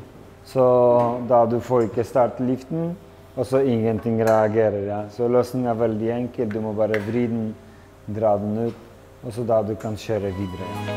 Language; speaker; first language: Norwegian; non-native, fluent; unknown